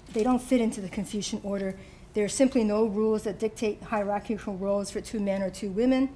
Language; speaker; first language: English; native; English